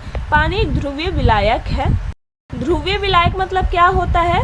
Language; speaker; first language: Hindi; native; Hindi